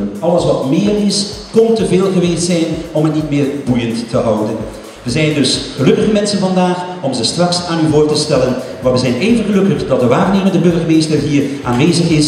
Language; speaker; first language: Dutch; native; Dutch